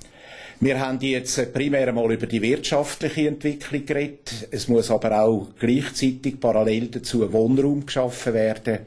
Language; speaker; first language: German; native; German